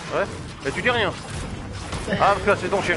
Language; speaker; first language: French; native; French